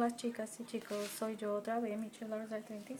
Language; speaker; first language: Spanish; early bilingual, heritage; Spanish